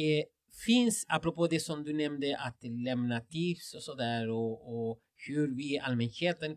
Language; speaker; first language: Swedish; non-native, fluent; Spanish